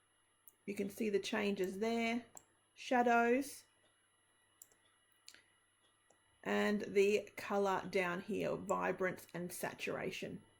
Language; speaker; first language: English; native; English